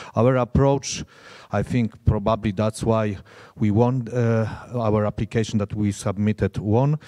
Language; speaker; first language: English; non-native, fluent; Polish